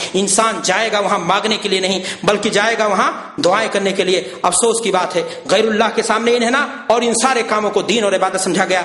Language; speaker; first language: Urdu; native; Urdu